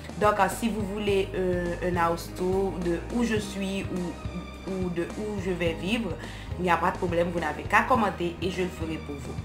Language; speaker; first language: French; non-native, local second language; Haitian Creole